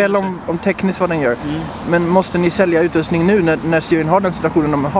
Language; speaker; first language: Swedish; native; Swedish